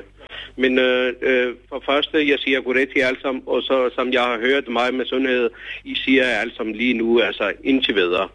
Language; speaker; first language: Danish; non-native, learner; Urdu